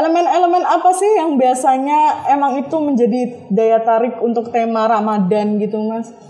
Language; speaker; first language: Indonesian; native; Indonesian